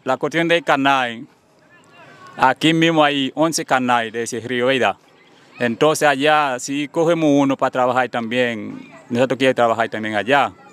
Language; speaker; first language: Spanish; non-native, fluent; Haitian Creole